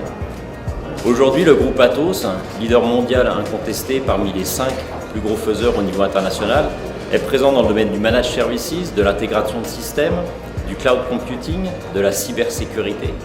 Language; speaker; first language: French; native; French